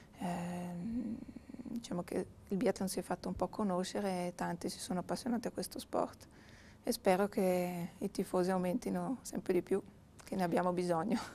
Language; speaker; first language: Italian; native; Italian